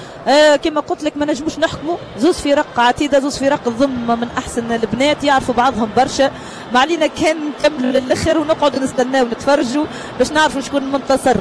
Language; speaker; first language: Arabic; native; Arabic